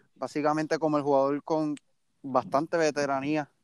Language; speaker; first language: Spanish; native; Spanish